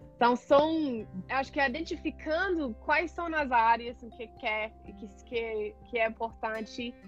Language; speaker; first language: Portuguese; non-native, fluent; English